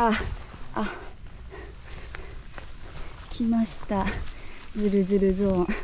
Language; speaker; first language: Japanese; native; Japanese